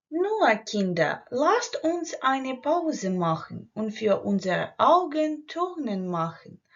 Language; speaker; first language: German; non-native, fluent; Ukrainian